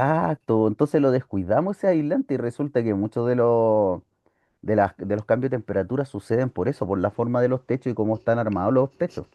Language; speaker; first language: Spanish; native; Spanish